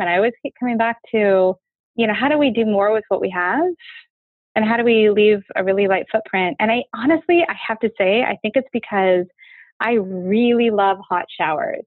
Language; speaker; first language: English; native; English